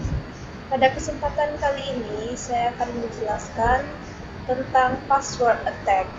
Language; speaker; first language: Indonesian; native; Indonesian